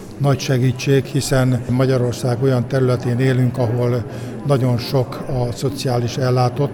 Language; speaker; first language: Hungarian; native; Hungarian